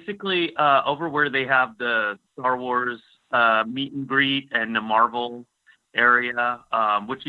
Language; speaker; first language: English; native; English